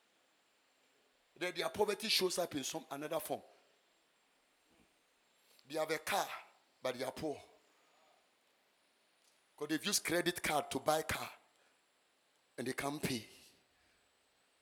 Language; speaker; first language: English; non-native, local second language; Akan